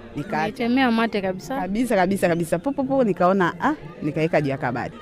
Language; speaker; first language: Swahili; native; Swahili